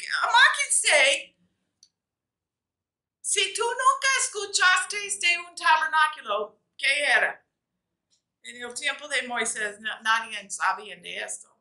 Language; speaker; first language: Spanish; non-native, fluent; English